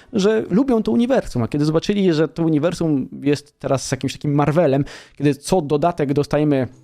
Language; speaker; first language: Polish; native; Polish